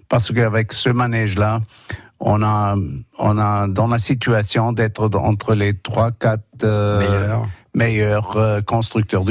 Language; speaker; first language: French; non-native, fluent; German